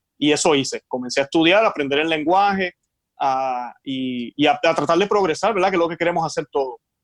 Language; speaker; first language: Spanish; native; Spanish